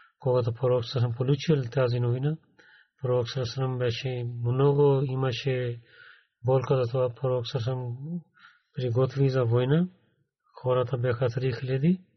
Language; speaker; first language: Bulgarian; non-native, learner; Urdu